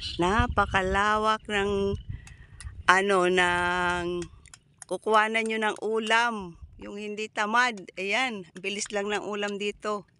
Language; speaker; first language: Filipino; non-native, local second language; Waray